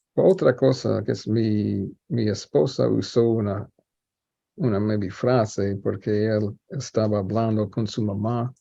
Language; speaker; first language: Spanish; non-native, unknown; English